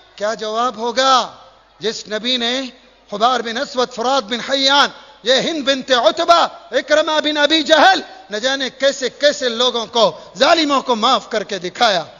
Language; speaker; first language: Urdu; native; Urdu